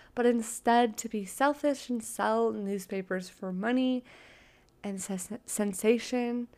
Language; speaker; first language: English; native; English